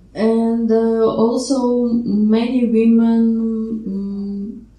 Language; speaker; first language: English; non-native, fluent; Ukrainian